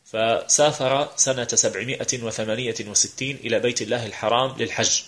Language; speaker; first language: Arabic; native; Arabic